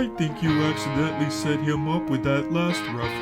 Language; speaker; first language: English; native; English